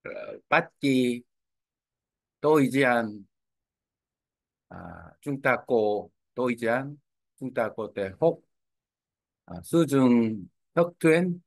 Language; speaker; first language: Vietnamese; non-native, learner; Korean